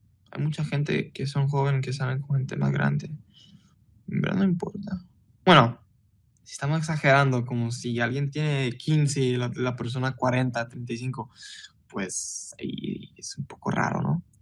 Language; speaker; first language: Spanish; early bilingual, heritage; Spanish